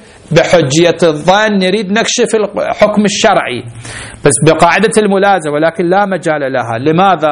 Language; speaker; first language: Arabic; native; Arabic